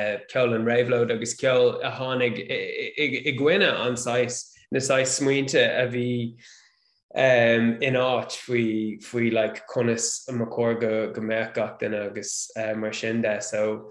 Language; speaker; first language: Irish; non-native, local second language; English